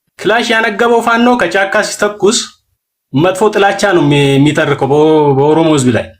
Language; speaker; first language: Amharic; non-native, local second language; Oromo